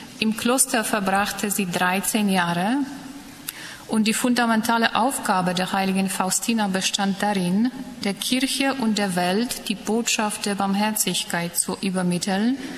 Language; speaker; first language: German; non-native, fluent; Polish